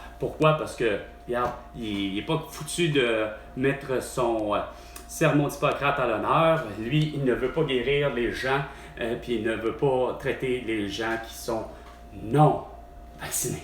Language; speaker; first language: French; native; French